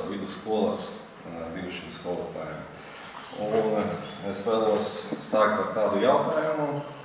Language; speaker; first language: Latvian; non-native, local second language; Russian